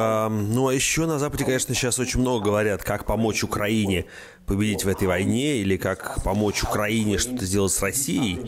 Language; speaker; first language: Russian; native; Russian